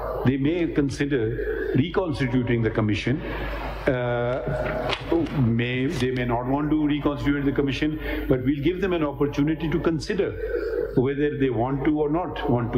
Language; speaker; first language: English; non-native, local second language; Urdu